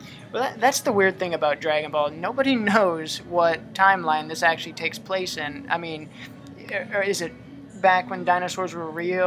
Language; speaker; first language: English; native; English